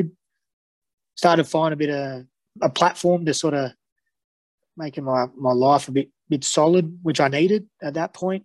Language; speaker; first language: English; native; English